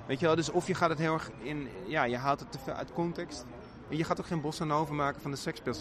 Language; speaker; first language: Dutch; native; Dutch